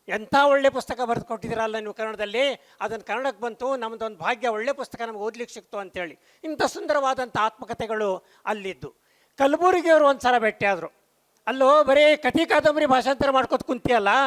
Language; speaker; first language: Kannada; non-native, local second language; Konkani